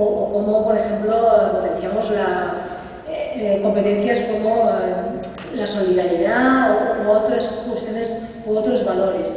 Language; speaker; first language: Spanish; native; Spanish